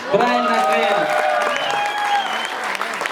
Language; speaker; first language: Russian; non-native, fluent; Turkmen